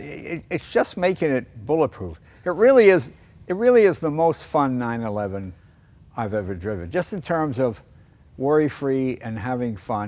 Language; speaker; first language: English; native; English